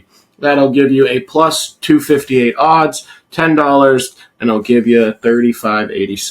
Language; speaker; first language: English; native; English